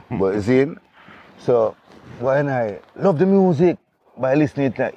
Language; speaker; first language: English; non-native, local second language; Jamaican Creole English